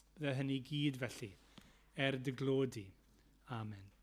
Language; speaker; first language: Welsh; native; Welsh